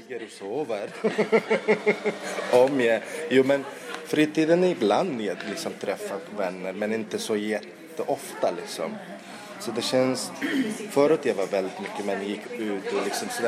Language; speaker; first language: Swedish; non-native, local second language; Arabic